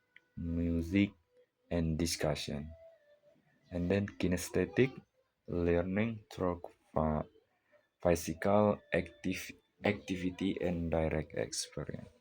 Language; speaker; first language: English; non-native, learner; Indonesian